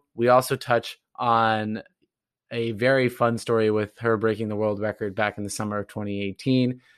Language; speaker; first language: English; native; English